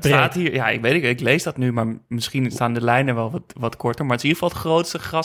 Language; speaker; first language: Dutch; native; Dutch